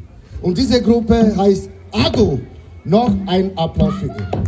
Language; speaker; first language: German; non-native, learner; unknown